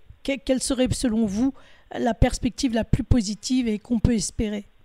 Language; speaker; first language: French; native; French